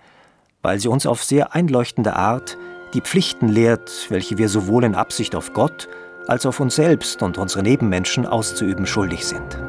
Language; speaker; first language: German; native; German